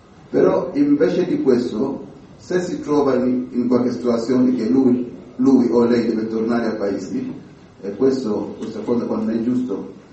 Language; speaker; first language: Italian; non-native, learner; Swahili